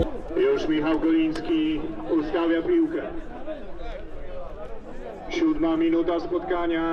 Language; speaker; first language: Polish; native; Polish